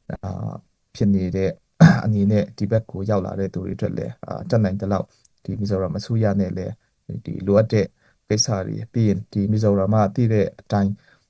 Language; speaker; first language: Burmese; non-native, local second language; Hakha Chin